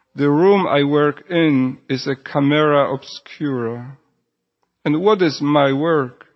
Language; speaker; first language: English; non-native, fluent; Polish